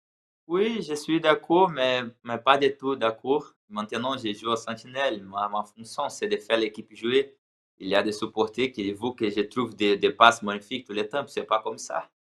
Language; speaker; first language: French; non-native, learner; Portuguese